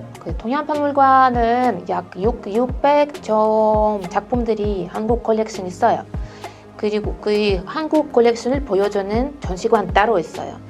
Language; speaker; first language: Korean; non-native, fluent; Russian